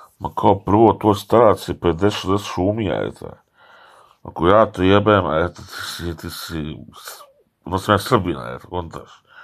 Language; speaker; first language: Serbian; early bilingual, heritage; Serbian